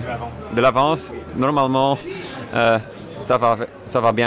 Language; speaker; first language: French; non-native, fluent; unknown